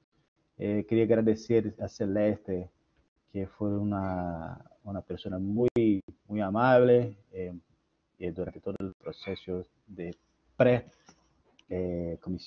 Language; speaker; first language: Spanish; non-native, learner; Portuguese